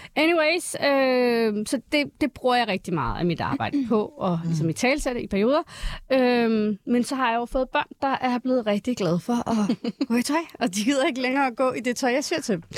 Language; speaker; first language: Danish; early bilingual, other home language; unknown